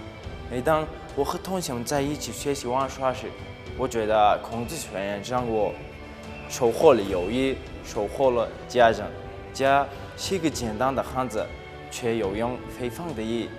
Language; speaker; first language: Chinese; non-native, fluent; Tajik